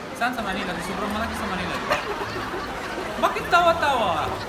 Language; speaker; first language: Filipino; non-native, learner; Arabic